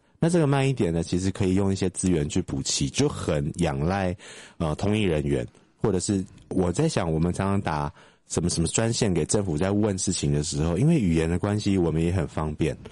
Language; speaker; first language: Chinese; native; Chinese